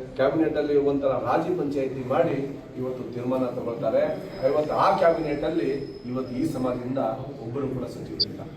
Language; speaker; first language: Kannada; non-native, local second language; Lambadi